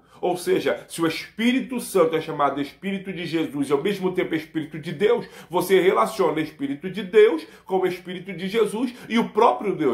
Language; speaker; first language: Portuguese; native; Portuguese